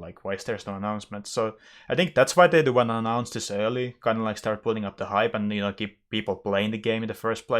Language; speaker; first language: English; non-native, fluent; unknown